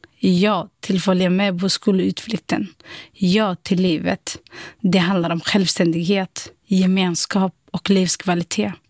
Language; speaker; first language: Swedish; non-native, fluent; Somali